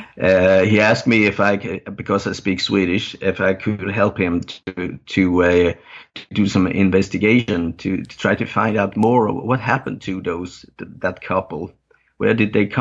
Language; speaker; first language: English; non-native, fluent; Danish